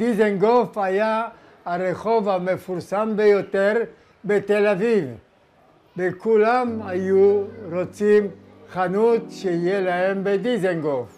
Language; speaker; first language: Hebrew; non-native, fluent; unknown